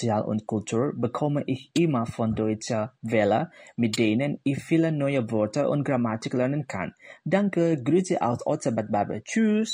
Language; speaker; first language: German; non-native, fluent; Indonesian